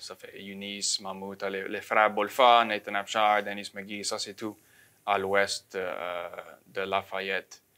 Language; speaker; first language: French; non-native, local second language; English